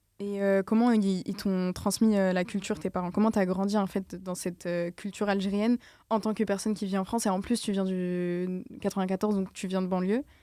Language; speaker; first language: French; native; French